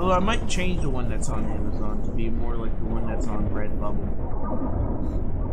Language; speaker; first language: English; native; English